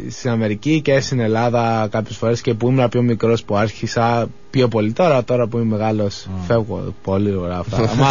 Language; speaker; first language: Greek; early bilingual, other home language; English